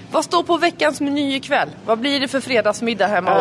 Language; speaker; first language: Swedish; native; Swedish